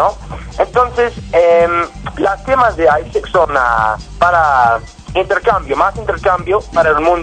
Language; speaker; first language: Spanish; non-native, learner; English